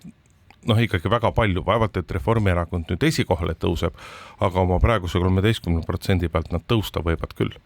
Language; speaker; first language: Estonian; native; Estonian